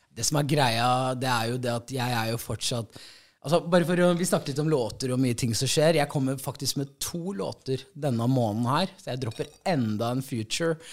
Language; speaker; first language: Norwegian; native; Norwegian